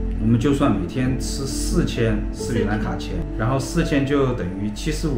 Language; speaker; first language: Chinese; native; Chinese